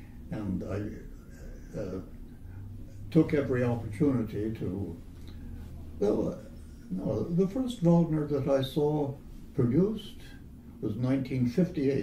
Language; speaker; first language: English; native; English